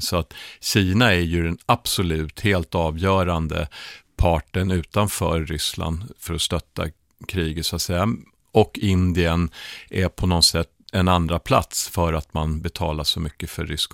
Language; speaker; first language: Swedish; native; Swedish